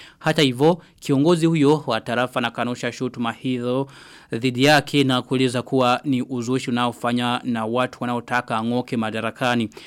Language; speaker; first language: Swahili; non-native, local second language; Rundi